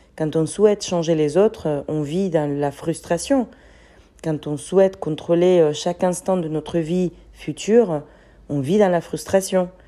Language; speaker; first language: French; non-native, fluent; Spanish